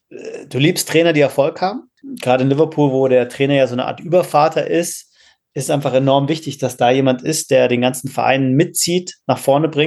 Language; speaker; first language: German; native; German